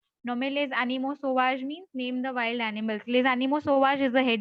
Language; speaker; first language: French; non-native, fluent; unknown